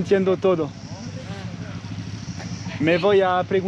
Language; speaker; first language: Spanish; non-native, learner; French